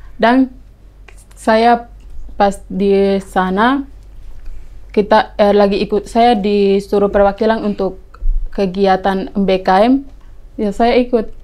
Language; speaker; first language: Indonesian; native; Indonesian